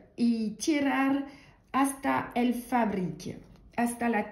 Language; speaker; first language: Spanish; non-native, learner; French